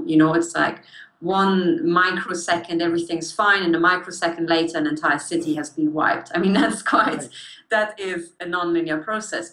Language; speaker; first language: English; early bilingual, other home language; German